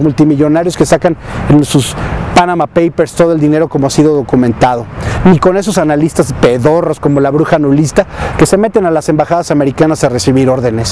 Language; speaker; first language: Spanish; native; Spanish